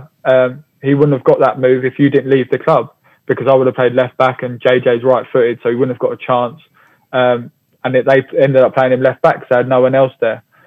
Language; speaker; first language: English; native; English